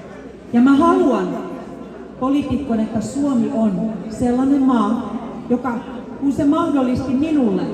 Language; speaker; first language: Finnish; early bilingual, other home language; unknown